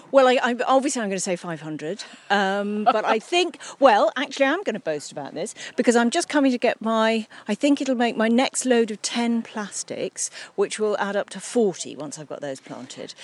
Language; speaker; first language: English; native; English